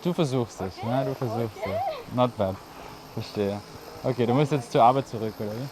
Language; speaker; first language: German; native; German